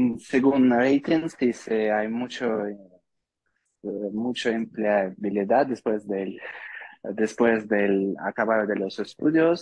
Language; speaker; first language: Spanish; non-native, learner; Russian